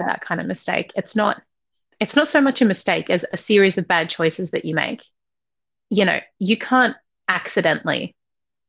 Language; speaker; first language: English; native; English